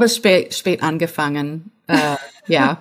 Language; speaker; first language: German; non-native, fluent; English